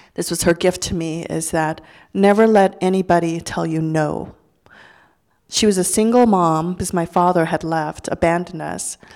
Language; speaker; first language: English; early bilingual, other home language; Lao